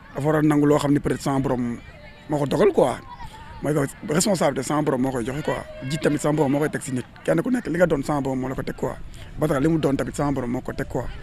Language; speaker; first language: Wolof; native; Wolof